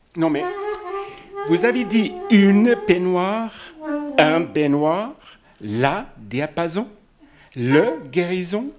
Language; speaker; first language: French; non-native, fluent; English